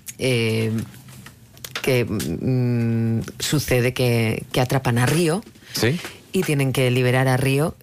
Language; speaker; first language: Spanish; native; Spanish